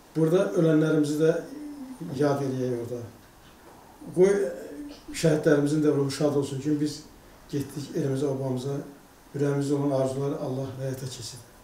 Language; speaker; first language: Azerbaijani; native; Azerbaijani